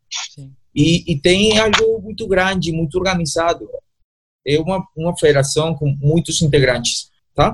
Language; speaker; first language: Portuguese; non-native, learner; Spanish